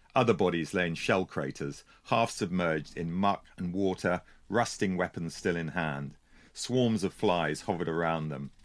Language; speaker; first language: English; native; English